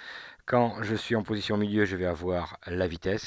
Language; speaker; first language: French; native; French